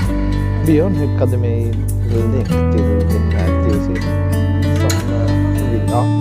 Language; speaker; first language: Swedish; non-native, learner; Sinhala